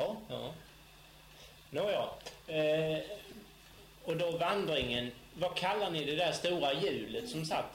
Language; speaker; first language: Swedish; native; Swedish